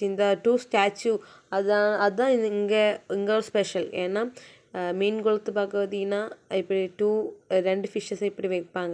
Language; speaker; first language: Tamil; non-native, local second language; Malayalam